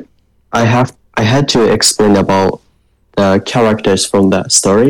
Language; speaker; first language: English; non-native, learner; Japanese